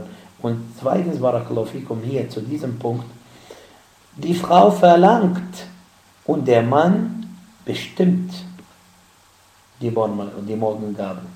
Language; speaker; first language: German; non-native, fluent; Arabic